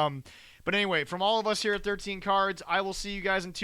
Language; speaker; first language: English; native; English